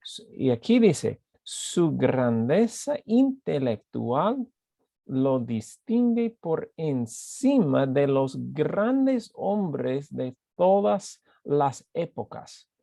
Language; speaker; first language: Spanish; non-native, fluent; English